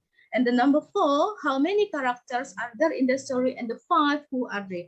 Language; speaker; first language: English; non-native, learner; Indonesian